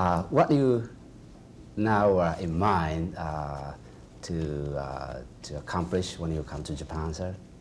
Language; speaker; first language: English; non-native, fluent; Japanese